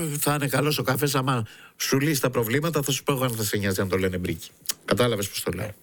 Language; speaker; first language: Greek; native; Greek